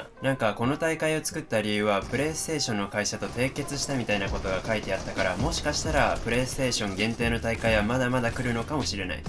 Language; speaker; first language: Japanese; native; Japanese